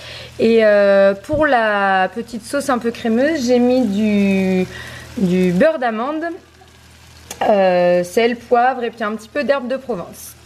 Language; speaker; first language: French; native; French